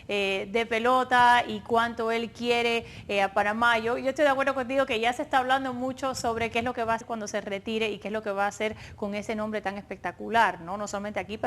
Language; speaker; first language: Spanish; early bilingual, other home language; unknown